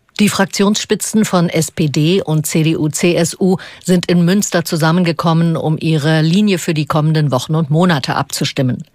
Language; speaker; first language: German; native; German